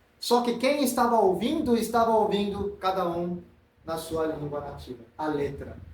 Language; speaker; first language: Portuguese; non-native, fluent; Korean